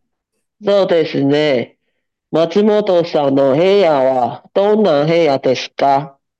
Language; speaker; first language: Japanese; non-native, learner; Chinese